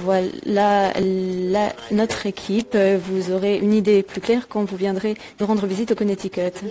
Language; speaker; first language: French; native; French